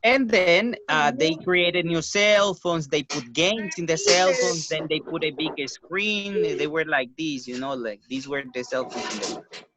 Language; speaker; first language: English; non-native, fluent; Spanish